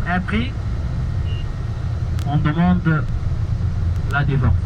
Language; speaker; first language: French; non-native, learner; Arabic